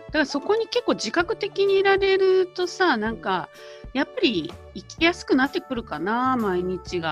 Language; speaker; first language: Japanese; native; Japanese